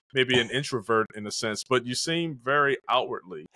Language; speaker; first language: English; native; English